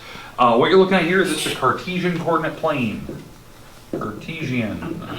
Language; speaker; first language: English; native; English